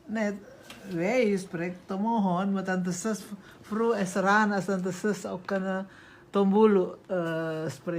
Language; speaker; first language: Dutch; non-native, learner; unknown